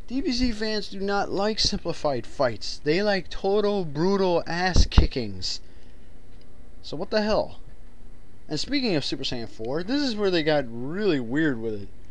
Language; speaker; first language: English; native; English